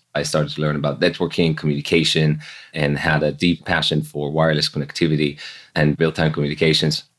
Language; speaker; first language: English; non-native, fluent; Hebrew